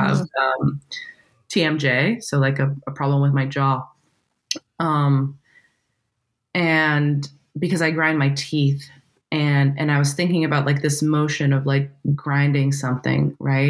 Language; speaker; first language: English; non-native, fluent; Portuguese